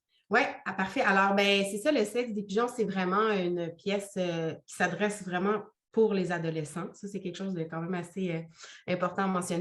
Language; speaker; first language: French; native; French